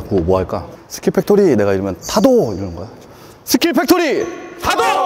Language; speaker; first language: Korean; native; Korean